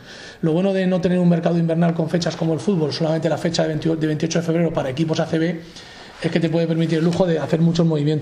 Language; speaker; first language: Spanish; native; Spanish